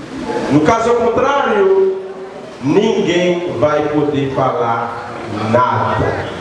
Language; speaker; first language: Portuguese; non-native, local second language; Haitian Creole